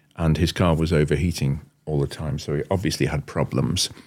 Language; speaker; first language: English; native; English